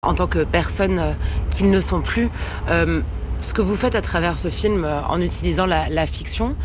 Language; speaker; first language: French; native; French